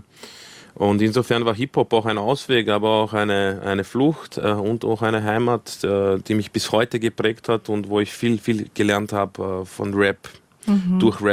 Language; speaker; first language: German; early bilingual, other home language; Croatian